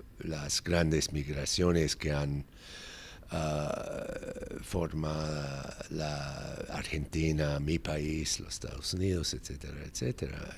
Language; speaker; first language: Spanish; non-native, fluent; English